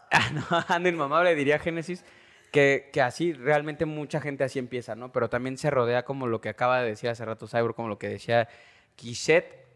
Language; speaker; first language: Spanish; native; Spanish